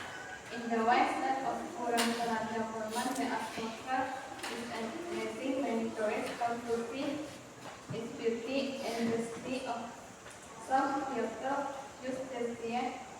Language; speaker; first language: English; non-native, learner; Indonesian